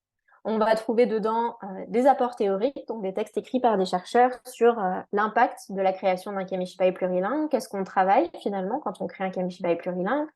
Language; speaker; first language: French; native; French